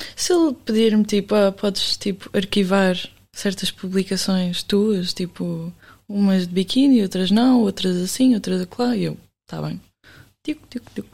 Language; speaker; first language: Portuguese; native; Portuguese